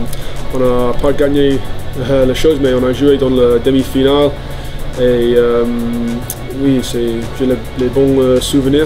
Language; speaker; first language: French; non-native, fluent; English